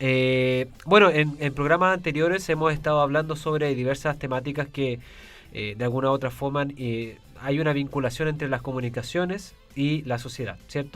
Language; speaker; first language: Spanish; native; Spanish